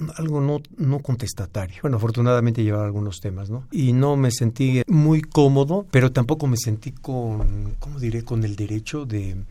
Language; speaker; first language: Spanish; native; Spanish